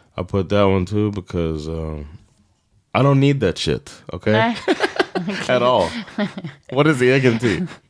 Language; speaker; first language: English; native; English